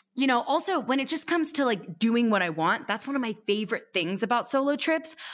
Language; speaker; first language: English; native; English